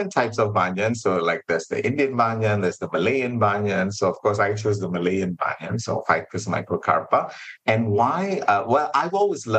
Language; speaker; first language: English; non-native, local second language; Malay